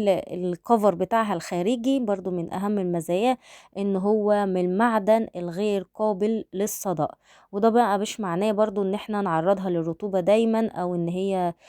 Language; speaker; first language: Arabic; native; Arabic